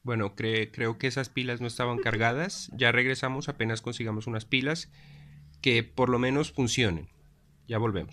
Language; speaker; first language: Spanish; native; Spanish